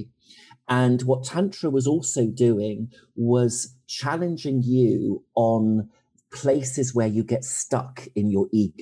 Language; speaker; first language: English; native; English